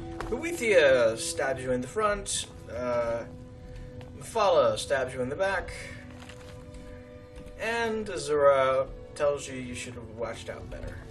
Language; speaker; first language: English; native; English